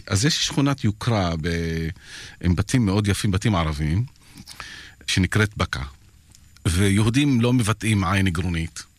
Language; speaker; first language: Hebrew; non-native, local second language; Arabic